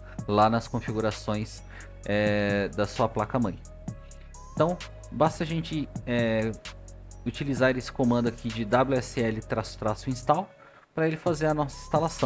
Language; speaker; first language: Portuguese; native; Portuguese